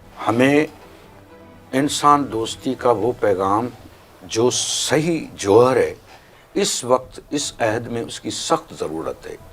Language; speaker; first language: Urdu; non-native, local second language; Sindhi